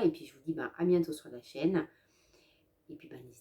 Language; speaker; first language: French; native; French